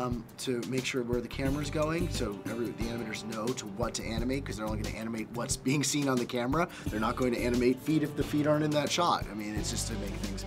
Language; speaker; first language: English; native; English